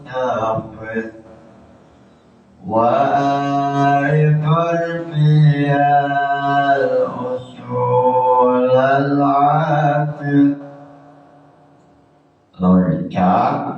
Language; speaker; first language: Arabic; non-native, fluent; Indonesian